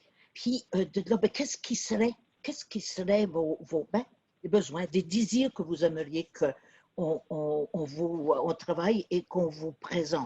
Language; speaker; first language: French; native; French